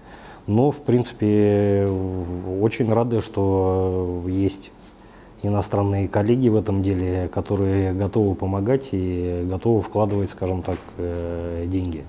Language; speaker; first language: Russian; native; Russian